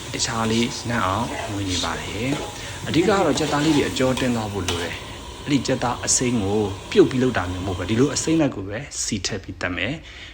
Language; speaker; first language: Burmese; non-native, local second language; Pa'o Karen